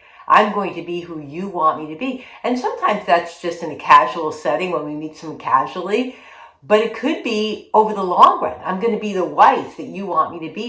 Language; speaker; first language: English; native; English